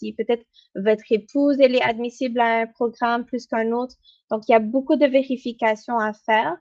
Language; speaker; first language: French; native; French